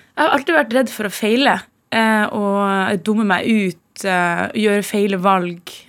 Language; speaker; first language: Norwegian; native; Norwegian